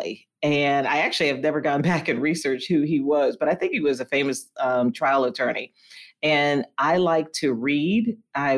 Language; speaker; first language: English; native; English